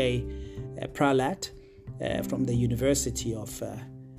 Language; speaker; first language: English; non-native, local second language; Tswana